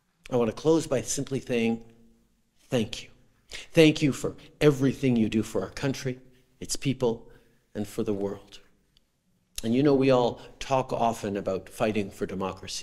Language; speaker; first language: English; early bilingual, other home language; French